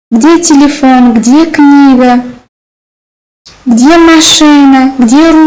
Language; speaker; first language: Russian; non-native, local second language; Uzbek